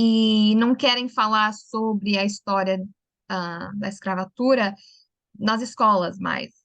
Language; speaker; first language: Portuguese; early bilingual, heritage; Portuguese